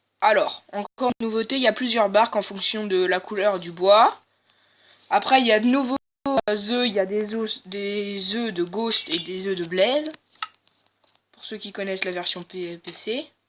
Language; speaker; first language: French; native; French